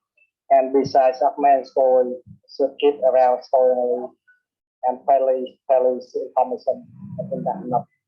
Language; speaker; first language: English; non-native, learner; Vietnamese